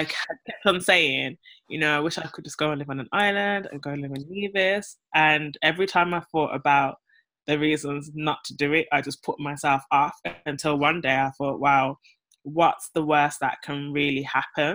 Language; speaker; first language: English; native; English